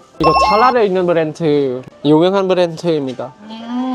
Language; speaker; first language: Korean; non-native, learner; Vietnamese